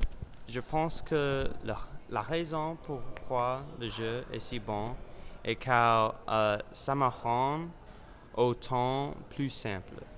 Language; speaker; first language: French; non-native, learner; English